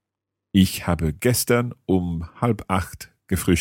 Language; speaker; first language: German; non-native, learner; English